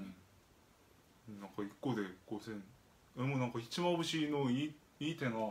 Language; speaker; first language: Japanese; non-native, fluent; Korean